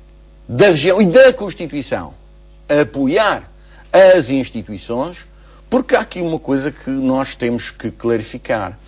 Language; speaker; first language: Portuguese; native; Portuguese